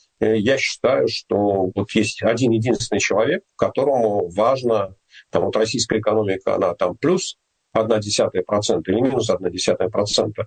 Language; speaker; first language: Russian; native; Russian